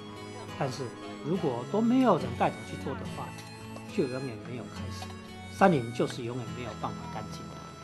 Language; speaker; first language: Chinese; native; Chinese